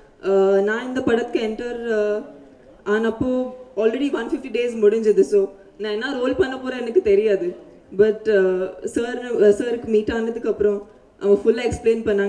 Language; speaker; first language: Tamil; early bilingual, heritage; Tamil